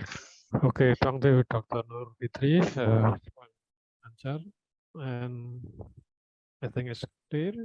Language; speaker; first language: English; non-native, fluent; Indonesian